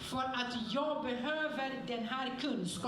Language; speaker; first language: Swedish; non-native, fluent; French